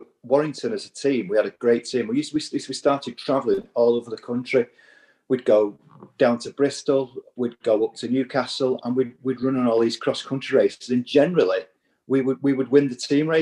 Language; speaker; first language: English; native; English